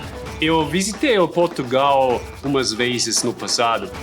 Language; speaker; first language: Portuguese; non-native, fluent; German